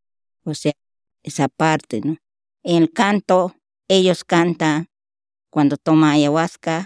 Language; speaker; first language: Spanish; non-native, local second language; Shipibo-Conibo